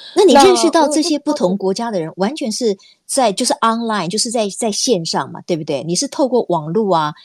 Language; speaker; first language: Chinese; native; Chinese